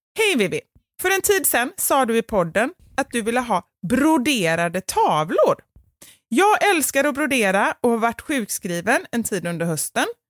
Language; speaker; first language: Swedish; native; Swedish